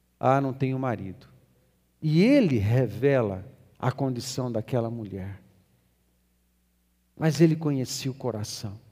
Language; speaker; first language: Portuguese; native; Portuguese